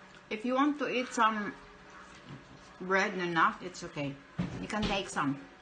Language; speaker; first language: English; non-native, local second language; Cebuano